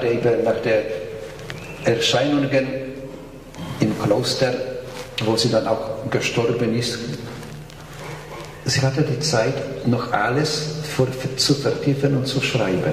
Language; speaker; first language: German; non-native, fluent; Polish